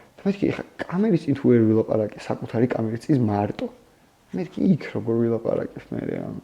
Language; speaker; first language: Georgian; native; Georgian